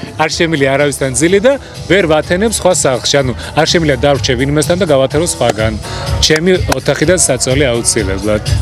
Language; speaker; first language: Georgian; early bilingual, heritage; Georgian